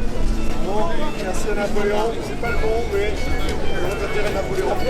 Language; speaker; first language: French; native; French